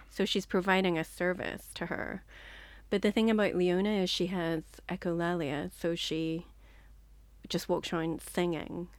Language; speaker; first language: English; native; English